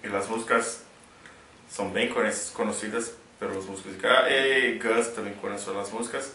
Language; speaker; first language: Spanish; non-native, learner; Portuguese